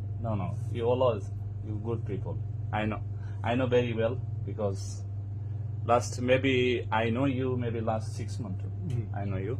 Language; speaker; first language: English; non-native, learner; Bangla